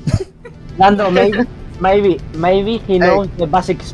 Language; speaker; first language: English; non-native, learner; Spanish